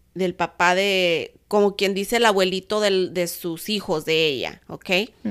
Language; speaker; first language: Spanish; early bilingual, other home language; English